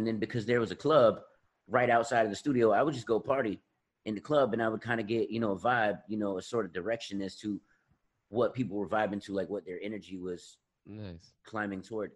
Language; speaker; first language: English; native; English